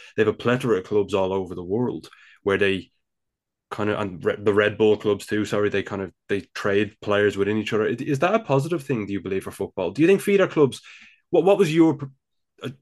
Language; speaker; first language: English; native; English